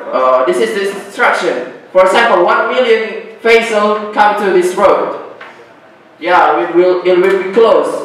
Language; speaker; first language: English; non-native, learner; Indonesian